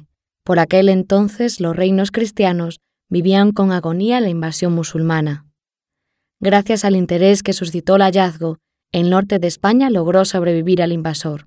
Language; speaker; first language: Spanish; native; Spanish